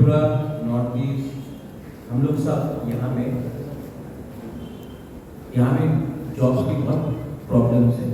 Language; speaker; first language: Hindi; non-native, local second language; Kok Borok